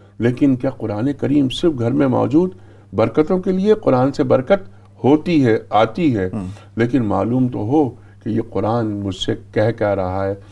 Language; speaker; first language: Urdu; native; Urdu